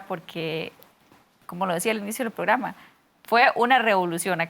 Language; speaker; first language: Spanish; native; Spanish